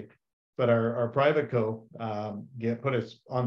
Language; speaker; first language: English; native; English